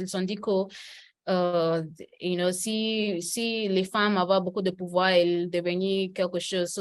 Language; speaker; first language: French; non-native, learner; Yoruba